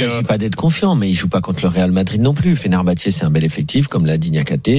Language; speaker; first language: French; native; French